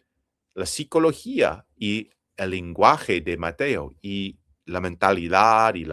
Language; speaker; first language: Spanish; non-native, fluent; English